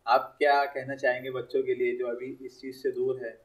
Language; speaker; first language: Hindi; non-native, local second language; Urdu